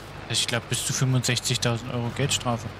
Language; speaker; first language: German; native; German